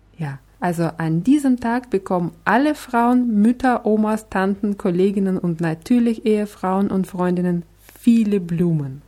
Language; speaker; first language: German; non-native, fluent; Russian